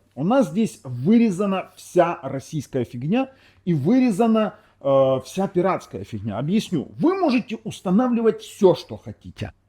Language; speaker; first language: Russian; non-native, local second language; Ukrainian